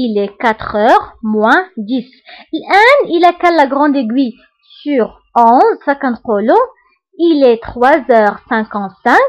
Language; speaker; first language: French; non-native, local second language; Arabic